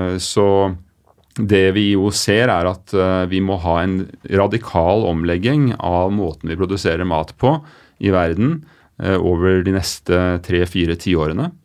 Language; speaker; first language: Norwegian; native; Norwegian